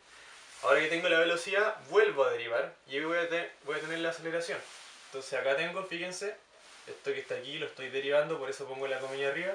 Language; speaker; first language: Spanish; native; Spanish